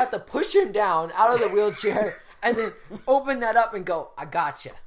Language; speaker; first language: English; native; English